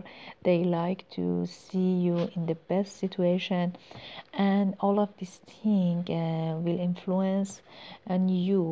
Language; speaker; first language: English; non-native, learner; Persian